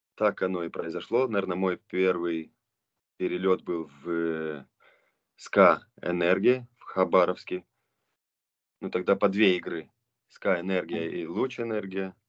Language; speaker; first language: Russian; non-native, local second language; Romanian